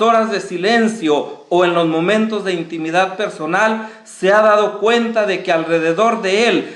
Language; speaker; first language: Spanish; native; Spanish